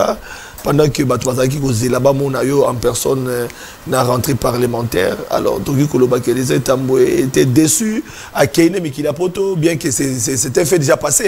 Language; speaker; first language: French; non-native, local second language; Lingala